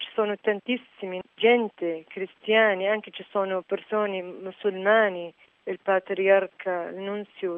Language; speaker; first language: Italian; non-native, fluent; Arabic